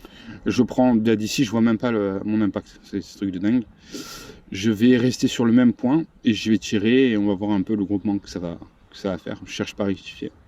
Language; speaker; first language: French; native; French